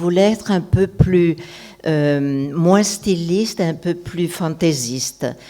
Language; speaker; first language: French; non-native, fluent; Italian